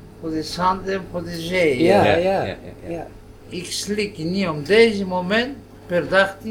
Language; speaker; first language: Dutch; non-native, learner; Greek